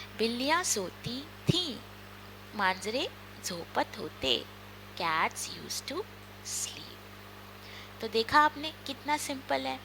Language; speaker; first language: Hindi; non-native, local second language; Marathi